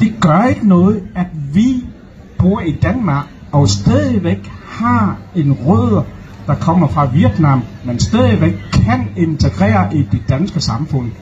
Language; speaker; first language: Danish; early bilingual, other home language; Vietnamese